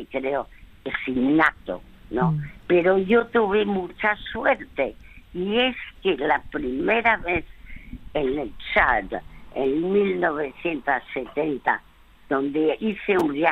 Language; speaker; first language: Spanish; early bilingual, other home language; French